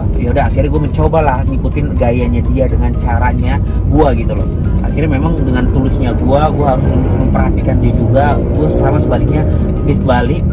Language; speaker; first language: Indonesian; native; Indonesian